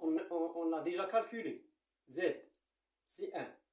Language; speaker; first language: French; non-native, local second language; Arabic